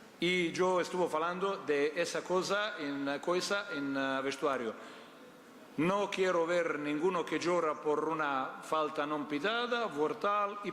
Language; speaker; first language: Spanish; non-native, fluent; Portuguese